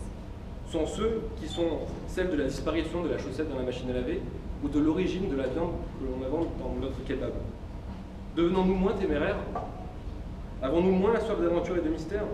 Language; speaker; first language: French; native; French